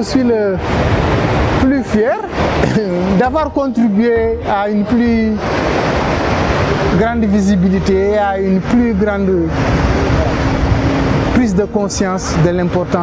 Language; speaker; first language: French; non-native, local second language; Wolof